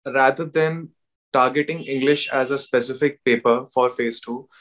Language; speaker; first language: English; non-native, local second language; Hindi